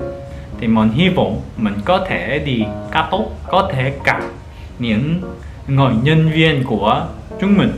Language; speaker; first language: Vietnamese; non-native, learner; Korean